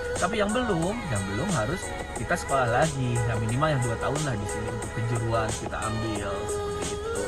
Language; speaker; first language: Indonesian; native; Indonesian